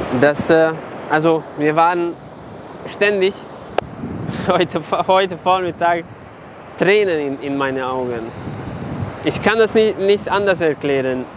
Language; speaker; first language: German; non-native, fluent; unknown